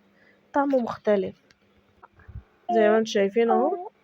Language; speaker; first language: Arabic; native; Arabic